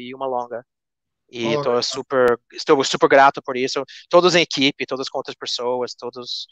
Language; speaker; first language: Portuguese; non-native, fluent; English